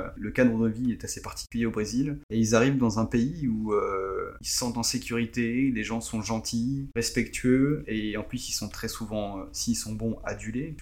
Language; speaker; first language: French; early bilingual, other home language; Portuguese